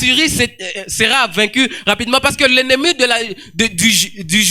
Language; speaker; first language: French; non-native, local second language; Swahili